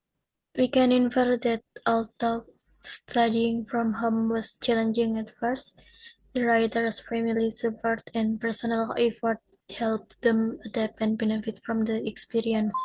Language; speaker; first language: English; non-native, learner; Indonesian